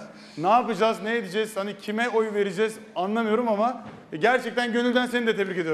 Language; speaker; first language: Turkish; native; Turkish